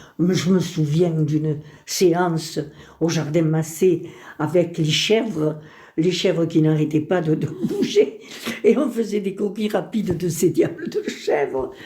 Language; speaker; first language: French; early bilingual, other home language; Spanish